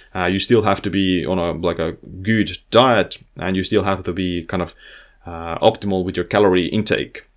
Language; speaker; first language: English; non-native, fluent; Estonian